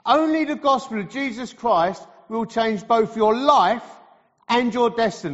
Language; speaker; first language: English; native; English